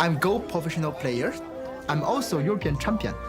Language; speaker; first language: English; non-native, learner; Chinese